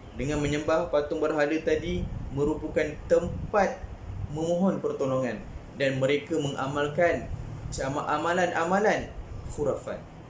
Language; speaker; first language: Malay; native; Malay